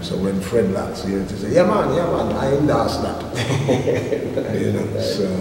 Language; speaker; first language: English; native; English